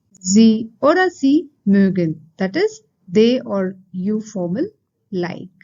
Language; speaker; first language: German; non-native, fluent; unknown